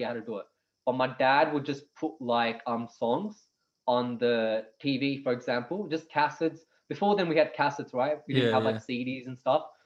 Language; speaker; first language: English; non-native, local second language; Punjabi